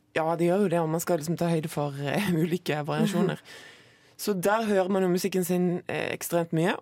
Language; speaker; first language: Norwegian; native; Norwegian